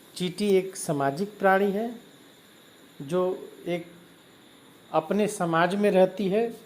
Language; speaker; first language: Hindi; native; Hindi